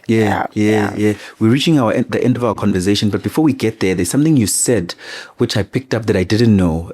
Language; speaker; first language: English; non-native, local second language; Zulu